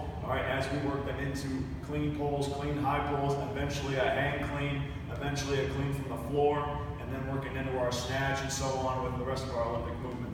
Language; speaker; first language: English; native; English